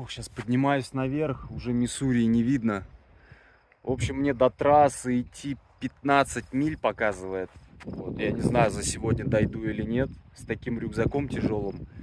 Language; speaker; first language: Russian; native; Russian